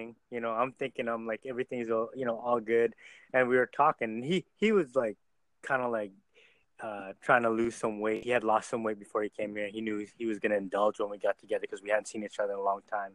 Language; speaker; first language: English; native; English